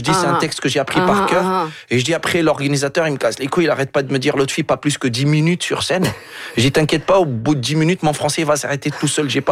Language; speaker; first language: French; non-native, local second language; Arabic